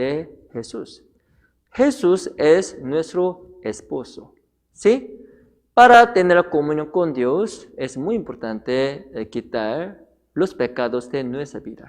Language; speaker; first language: Spanish; non-native, fluent; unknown